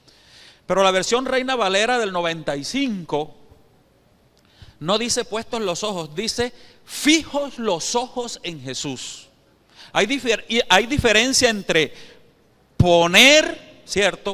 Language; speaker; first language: Spanish; native; Spanish